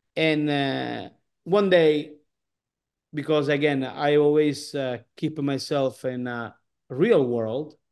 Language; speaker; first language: English; non-native, learner; Italian